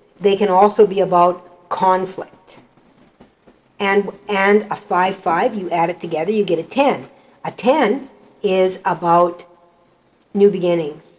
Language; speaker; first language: English; native; English